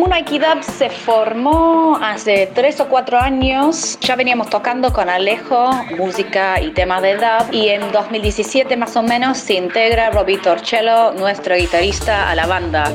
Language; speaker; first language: Spanish; non-native, fluent; English